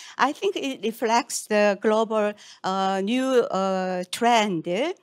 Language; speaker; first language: English; non-native, fluent; Korean